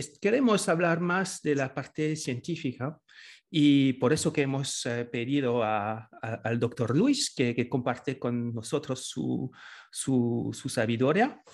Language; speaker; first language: Spanish; non-native, fluent; French